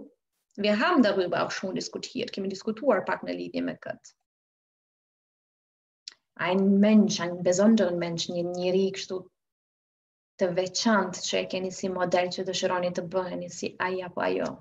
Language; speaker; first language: German; non-native, fluent; Albanian